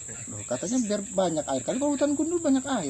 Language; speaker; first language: Indonesian; native; Indonesian